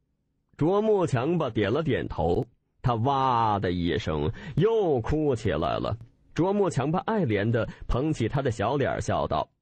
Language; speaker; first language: Chinese; native; Chinese